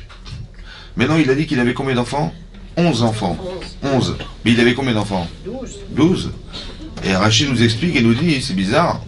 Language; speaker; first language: French; native; French